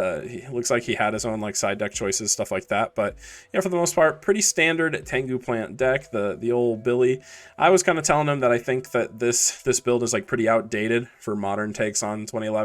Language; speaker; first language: English; native; English